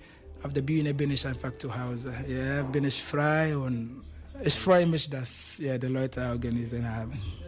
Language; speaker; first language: German; non-native, fluent; Akan